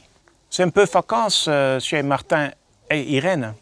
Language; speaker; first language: French; non-native, learner; Dutch